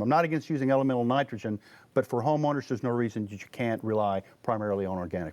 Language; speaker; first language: English; native; English